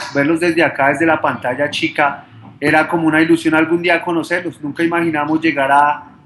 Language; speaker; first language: Spanish; native; Spanish